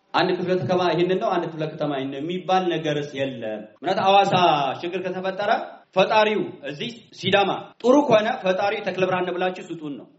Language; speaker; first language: Amharic; non-native, local second language; Sidamo